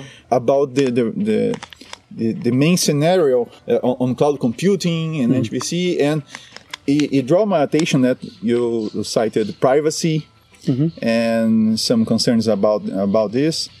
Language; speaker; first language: English; non-native, learner; Portuguese